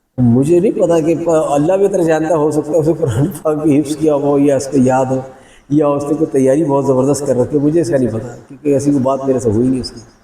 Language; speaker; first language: Urdu; native; Urdu